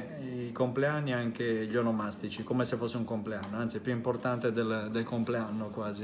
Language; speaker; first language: Italian; native; Italian